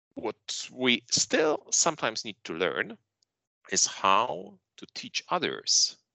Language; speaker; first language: English; non-native, fluent; Polish